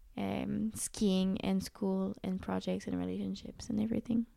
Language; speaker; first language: English; native; English